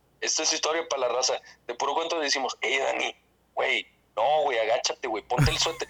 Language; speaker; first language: Spanish; native; Spanish